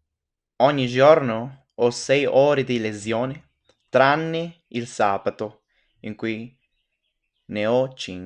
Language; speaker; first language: Italian; non-native, learner; French